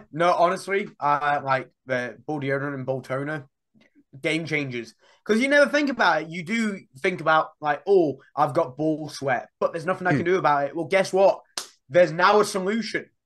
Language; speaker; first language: English; native; English